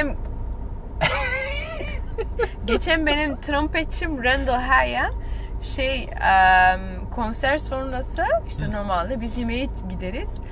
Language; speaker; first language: Turkish; early bilingual, heritage; Turkish